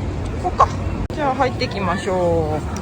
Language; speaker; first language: Japanese; native; Japanese